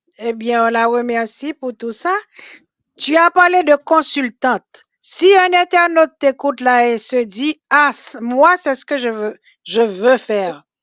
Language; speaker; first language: French; non-native, local second language; Haitian Creole